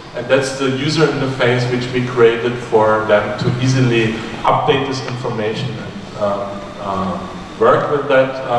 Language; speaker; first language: English; non-native, fluent; German